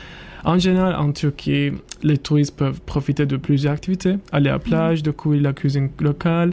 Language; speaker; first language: French; non-native, learner; Turkish